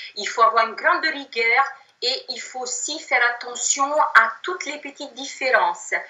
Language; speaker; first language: French; non-native, fluent; Italian